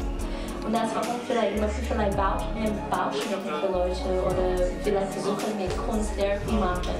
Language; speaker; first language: German; non-native, learner; Cantonese